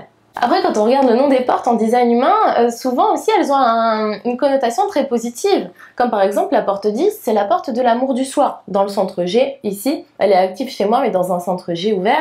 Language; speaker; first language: French; native; French